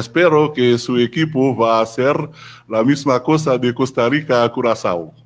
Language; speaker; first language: Spanish; non-native, learner; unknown